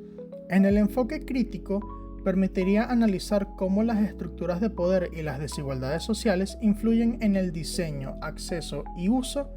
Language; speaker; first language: Spanish; native; Spanish